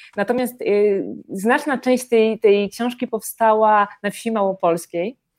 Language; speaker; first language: Polish; native; Polish